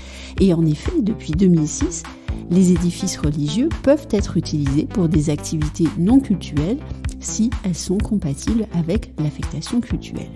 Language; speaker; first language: French; native; French